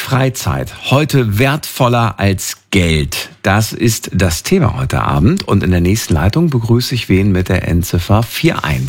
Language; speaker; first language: German; native; German